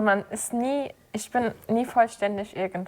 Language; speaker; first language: German; early bilingual, other home language; Turkish